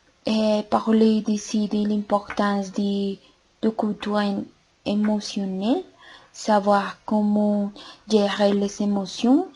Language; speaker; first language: French; non-native, learner; Spanish